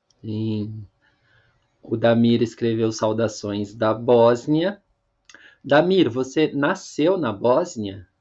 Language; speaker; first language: Portuguese; native; Portuguese